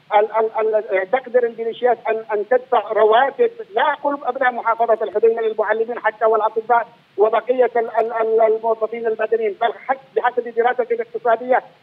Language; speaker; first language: Arabic; native; Arabic